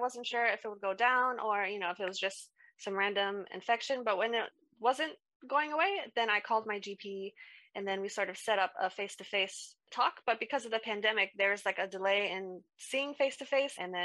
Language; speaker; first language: English; native; English